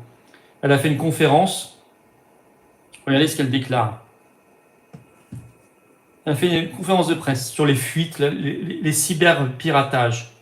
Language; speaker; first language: French; native; French